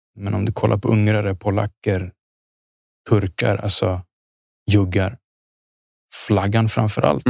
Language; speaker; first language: Swedish; early bilingual, other home language; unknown